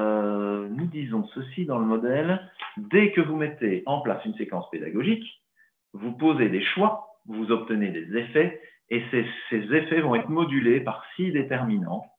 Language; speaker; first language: French; native; French